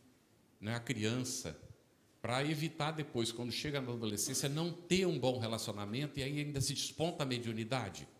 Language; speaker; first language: Portuguese; native; Portuguese